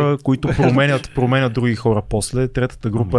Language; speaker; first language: Bulgarian; native; Bulgarian